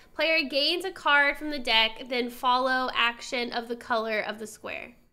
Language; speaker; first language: English; native; English